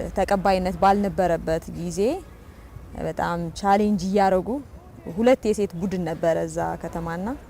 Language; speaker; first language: Amharic; native; Amharic